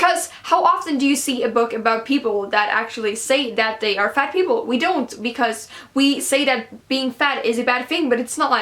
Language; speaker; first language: English; non-native, fluent; Swedish